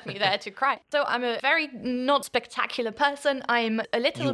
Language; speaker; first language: English; non-native, fluent; Luxembourgish